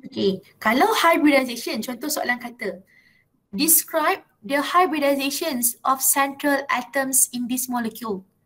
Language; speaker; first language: English; non-native, local second language; Malay